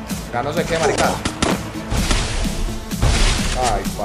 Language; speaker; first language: Spanish; native; Spanish